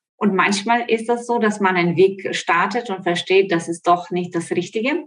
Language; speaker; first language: German; non-native, fluent; Ukrainian